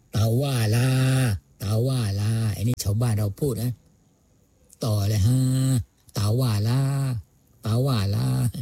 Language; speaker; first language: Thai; non-native, local second language; Pattani Malay